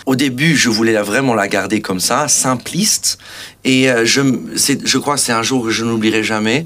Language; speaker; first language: French; non-native, local second language; Portuguese